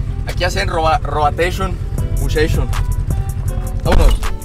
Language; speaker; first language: Spanish; early bilingual, heritage; Spanish